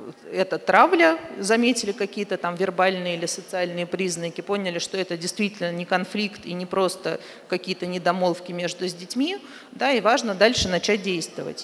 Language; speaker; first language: Russian; native; Russian